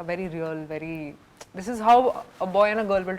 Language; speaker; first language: Telugu; non-native, fluent; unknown